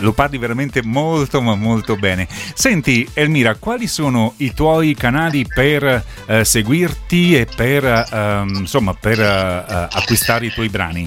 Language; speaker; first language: Italian; native; Italian